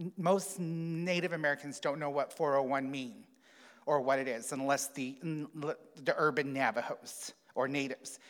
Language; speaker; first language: English; native; English